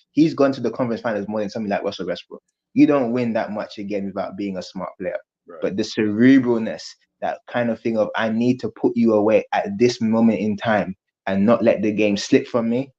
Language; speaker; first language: English; native; English